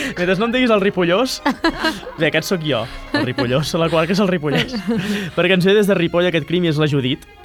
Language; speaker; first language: Catalan; native; Catalan